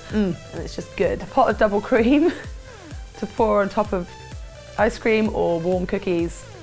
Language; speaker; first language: English; native; English